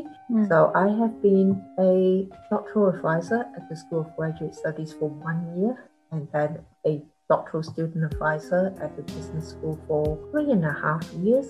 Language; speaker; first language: English; non-native, local second language; Cantonese